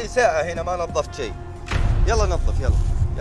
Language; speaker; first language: Arabic; native; Arabic